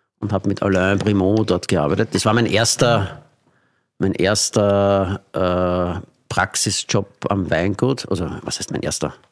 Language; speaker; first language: German; native; German